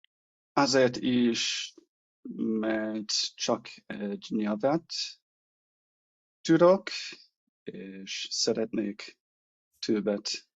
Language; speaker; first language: Hungarian; non-native, learner; English